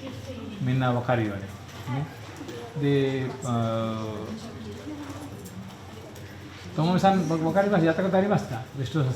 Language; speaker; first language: Japanese; non-native, fluent; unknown